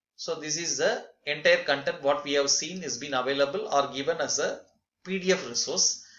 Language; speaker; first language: English; non-native, local second language; Tamil